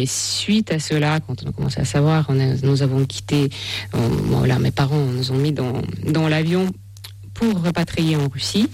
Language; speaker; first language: French; non-native, fluent; Russian